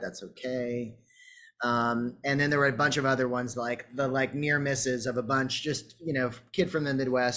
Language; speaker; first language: English; native; English